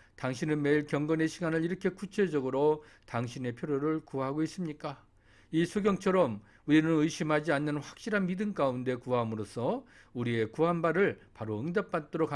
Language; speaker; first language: Korean; native; Korean